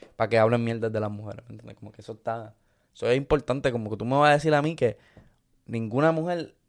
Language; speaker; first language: Spanish; early bilingual, other home language; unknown